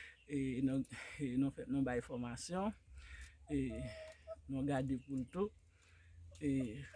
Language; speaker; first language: French; non-native, learner; Haitian Creole